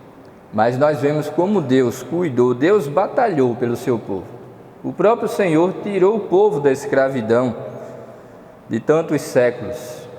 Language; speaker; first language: Portuguese; native; Portuguese